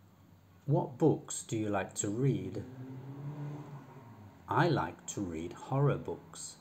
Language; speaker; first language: English; non-native, fluent; Polish